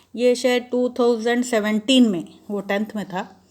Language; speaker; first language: Hindi; non-native, local second language; Kannada